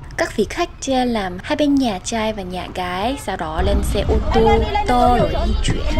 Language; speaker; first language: Vietnamese; non-native, fluent; Korean